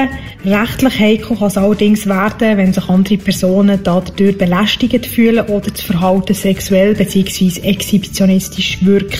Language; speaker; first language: German; native; German